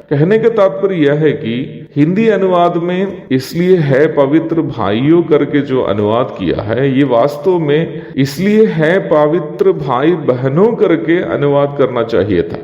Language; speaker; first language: Hindi; non-native, local second language; Malayalam